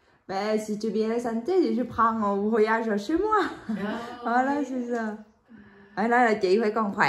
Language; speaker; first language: French; non-native, learner; Vietnamese